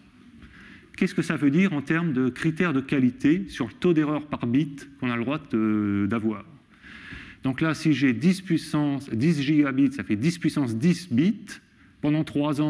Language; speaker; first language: French; native; French